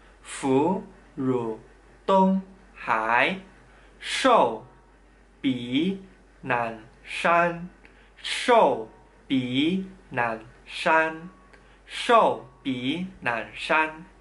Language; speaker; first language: Chinese; non-native, fluent; Indonesian